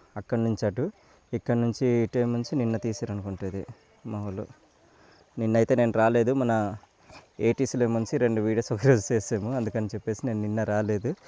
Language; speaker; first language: Telugu; non-native, local second language; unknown